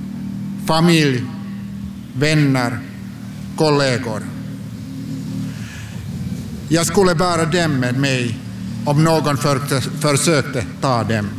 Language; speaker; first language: Swedish; non-native, local second language; Finnish